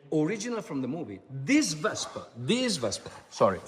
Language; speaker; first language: English; non-native, fluent; Italian